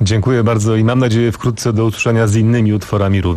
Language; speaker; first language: Polish; native; Polish